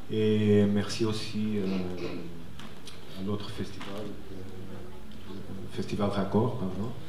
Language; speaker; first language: French; non-native, fluent; Portuguese